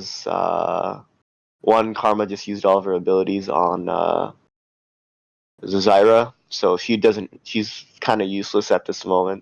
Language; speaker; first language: English; native; English